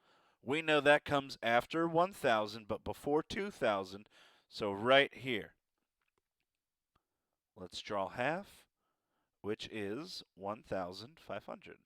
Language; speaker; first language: English; native; English